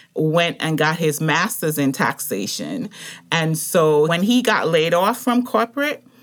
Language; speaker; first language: English; native; English